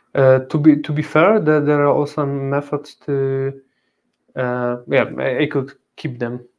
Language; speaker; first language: English; non-native, fluent; Polish